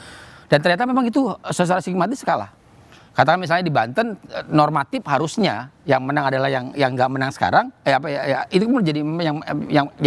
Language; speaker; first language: Indonesian; native; Indonesian